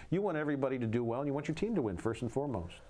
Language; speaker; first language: English; native; English